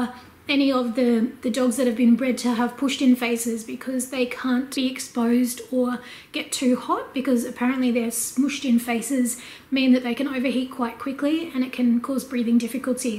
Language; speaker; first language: English; native; English